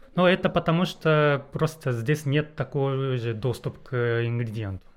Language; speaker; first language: Russian; non-native, fluent; Japanese